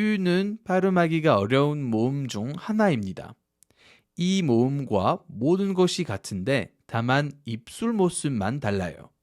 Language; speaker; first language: Korean; non-native, fluent; French